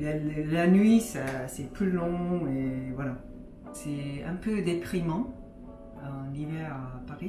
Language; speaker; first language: French; non-native, fluent; Japanese